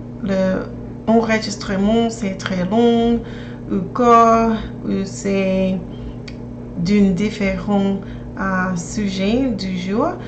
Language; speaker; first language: French; non-native, learner; English